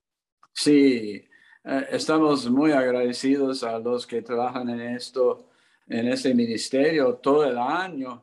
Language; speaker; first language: Spanish; non-native, learner; English